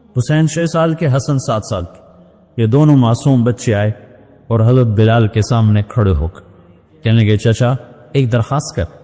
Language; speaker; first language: Urdu; non-native, local second language; Punjabi